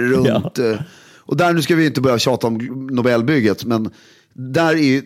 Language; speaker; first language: Swedish; native; Swedish